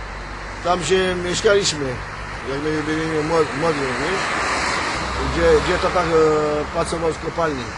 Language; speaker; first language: Polish; early bilingual, heritage; French